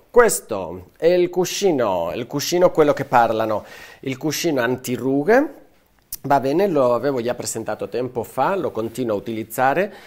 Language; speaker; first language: Italian; non-native, fluent; Spanish